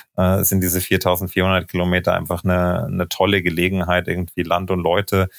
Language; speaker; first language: German; native; German